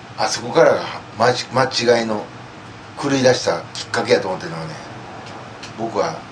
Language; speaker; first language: Japanese; native; Japanese